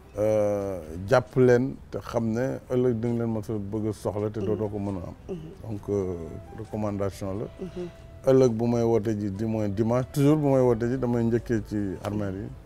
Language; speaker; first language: Wolof; non-native, local second language; Fula